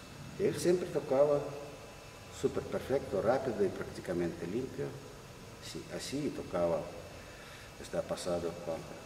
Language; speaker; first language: Spanish; non-native, learner; Russian